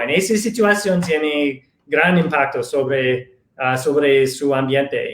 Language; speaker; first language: Spanish; non-native, fluent; English